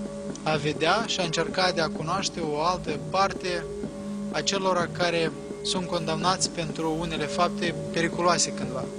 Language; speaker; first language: Romanian; native; Romanian